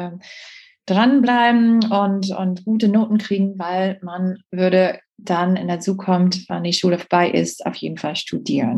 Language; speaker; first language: German; non-native, fluent; English